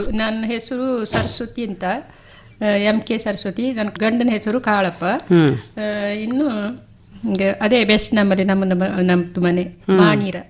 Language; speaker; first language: Kannada; non-native, local second language; Kodava